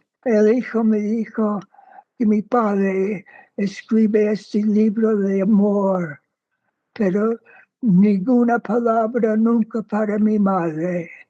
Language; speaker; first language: Spanish; non-native, fluent; English